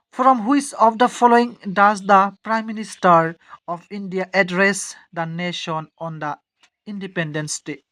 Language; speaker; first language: English; non-native, local second language; Assamese